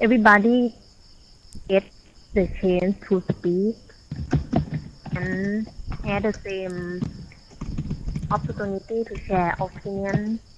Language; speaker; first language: English; non-native, learner; Thai